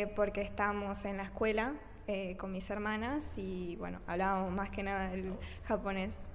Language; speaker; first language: Spanish; early bilingual, other home language; Japanese